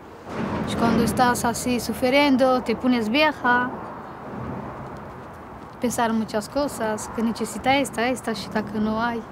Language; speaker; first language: Spanish; non-native, learner; Romanian